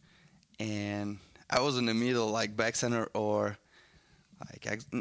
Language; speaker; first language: English; non-native, learner; Russian